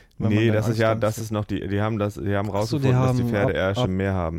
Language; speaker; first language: German; native; German